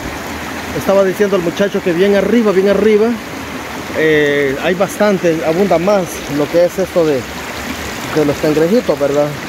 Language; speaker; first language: Spanish; native; Spanish